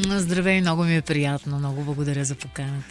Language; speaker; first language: Bulgarian; native; Bulgarian